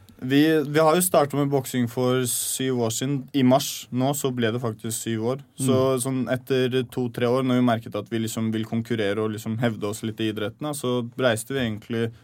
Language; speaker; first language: Norwegian; early bilingual, other home language; Chechen